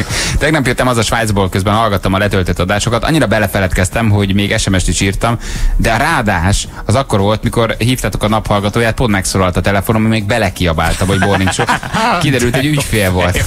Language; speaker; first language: Hungarian; native; Hungarian